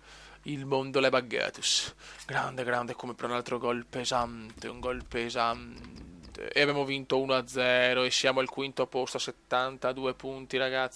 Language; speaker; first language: Italian; native; Italian